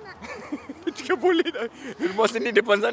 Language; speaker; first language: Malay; non-native, local second language; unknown